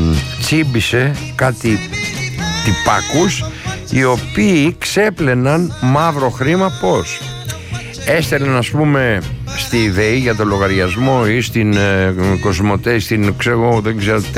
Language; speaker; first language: Greek; native; Greek